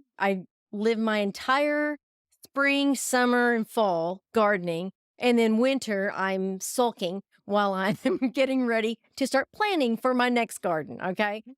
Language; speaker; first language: English; native; English